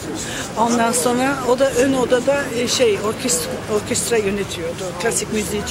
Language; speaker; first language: Turkish; non-native, fluent; English